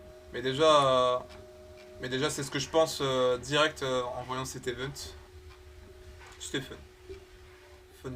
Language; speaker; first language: French; native; French